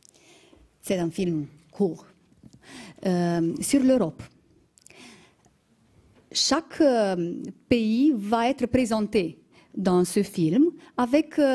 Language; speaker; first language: French; non-native, fluent; Romanian